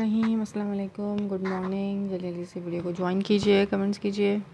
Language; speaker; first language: Urdu; native; Urdu